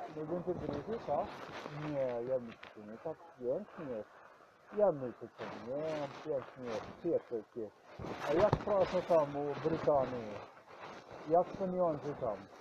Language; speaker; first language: Polish; non-native, learner; Czech